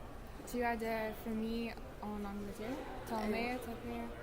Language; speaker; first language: French; non-native, learner; English